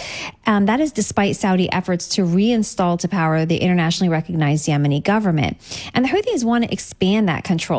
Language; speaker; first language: English; native; English